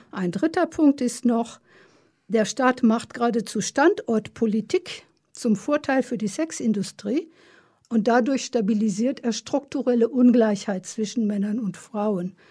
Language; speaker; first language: German; native; German